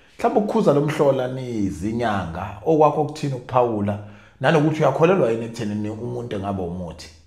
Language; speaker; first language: Zulu; native; Zulu